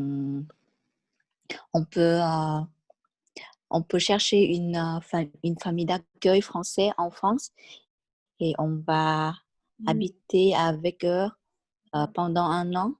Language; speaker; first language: French; non-native, learner; Vietnamese